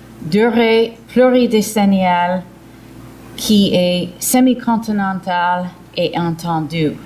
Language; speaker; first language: French; early bilingual, heritage; English